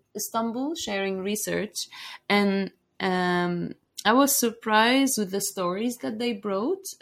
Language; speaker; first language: English; non-native, fluent; Arabic